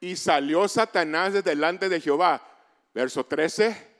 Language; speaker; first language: Spanish; early bilingual, heritage; Spanish